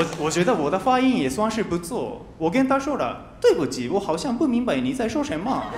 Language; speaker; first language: Chinese; non-native, fluent; Japanese